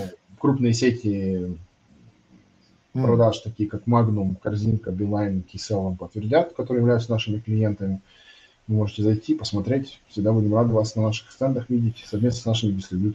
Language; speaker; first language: Russian; native; Russian